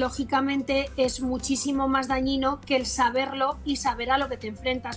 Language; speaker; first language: Spanish; native; Spanish